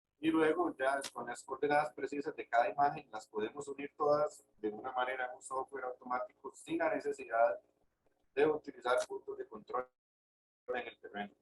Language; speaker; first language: Spanish; native; Spanish